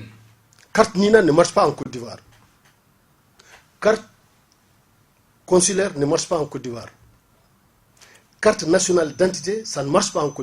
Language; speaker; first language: French; non-native, local second language; Bambara